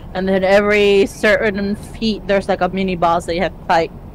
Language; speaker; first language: English; early bilingual, other home language; Spanish